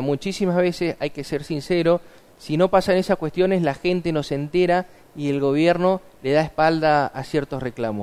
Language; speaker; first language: Spanish; native; Spanish